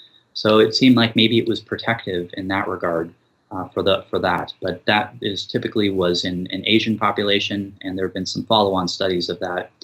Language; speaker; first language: English; native; English